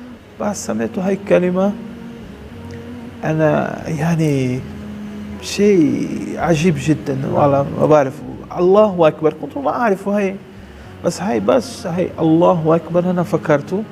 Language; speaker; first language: Arabic; non-native, learner; Portuguese